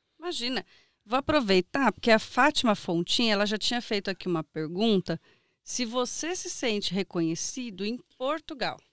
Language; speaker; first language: Portuguese; native; Portuguese